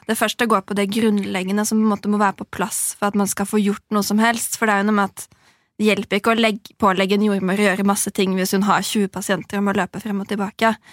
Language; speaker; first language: Norwegian; native; Norwegian